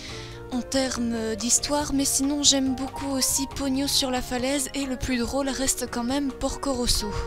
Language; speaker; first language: French; native; French